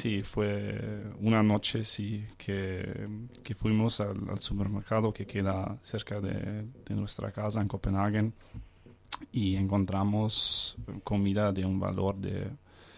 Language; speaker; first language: Spanish; non-native, fluent; Danish